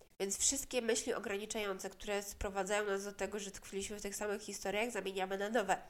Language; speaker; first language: Polish; native; Polish